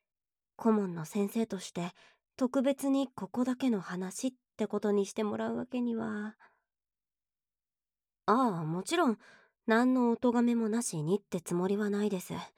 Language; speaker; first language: Japanese; native; Japanese